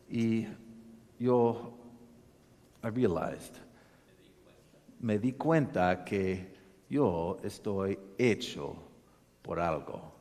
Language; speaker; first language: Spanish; non-native, learner; English